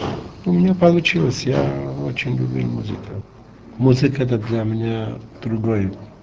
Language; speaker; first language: Russian; non-native, local second language; Armenian